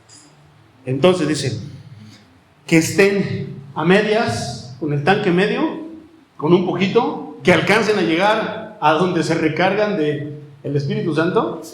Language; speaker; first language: Spanish; native; Spanish